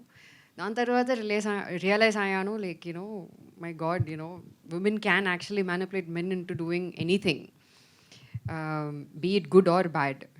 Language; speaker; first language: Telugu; non-native, fluent; Tamil